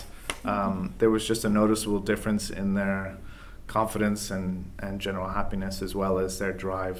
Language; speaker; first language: English; native; English